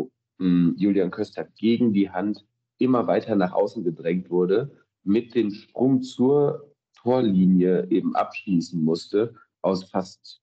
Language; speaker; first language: German; native; German